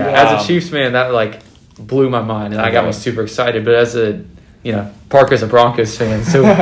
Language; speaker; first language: English; native; English